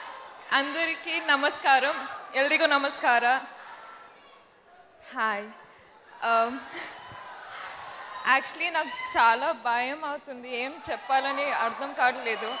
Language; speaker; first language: Telugu; non-native, learner; Kannada